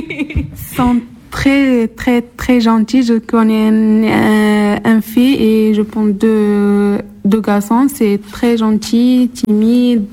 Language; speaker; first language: French; non-native, learner; Arabic